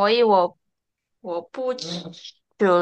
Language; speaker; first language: Chinese; non-native, learner; Indonesian